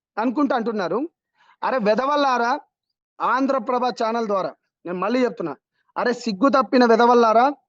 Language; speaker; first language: Telugu; non-native, local second language; Lambadi